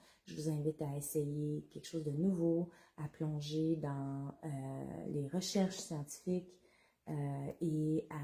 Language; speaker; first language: French; native; French